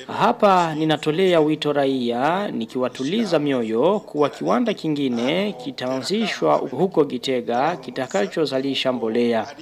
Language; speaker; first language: Swahili; non-native, local second language; Rundi